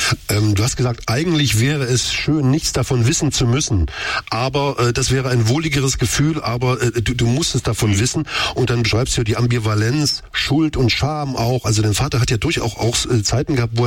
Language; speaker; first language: German; native; German